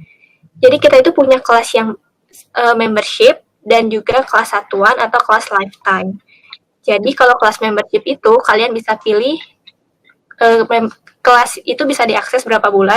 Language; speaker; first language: Indonesian; native; Indonesian